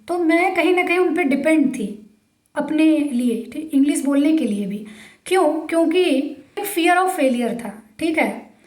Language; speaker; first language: Hindi; native; Hindi